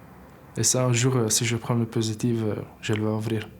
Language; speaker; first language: French; non-native, learner; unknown